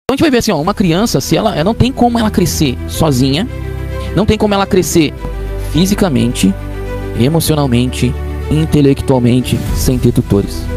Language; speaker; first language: Portuguese; native; Portuguese